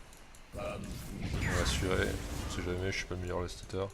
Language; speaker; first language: French; native; French